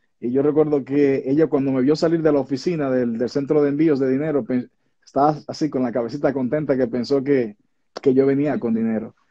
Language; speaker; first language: Spanish; native; Spanish